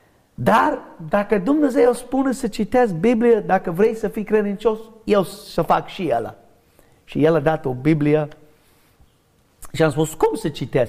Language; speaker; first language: Romanian; non-native, learner; English